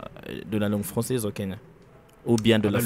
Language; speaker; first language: French; non-native, learner; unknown